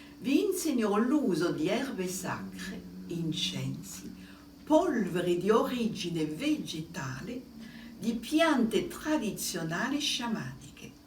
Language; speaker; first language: Italian; non-native, fluent; French